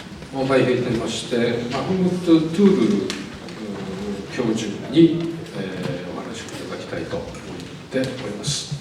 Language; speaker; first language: Japanese; native; Japanese